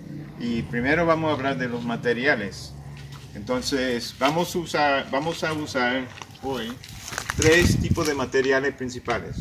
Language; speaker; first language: Spanish; non-native, fluent; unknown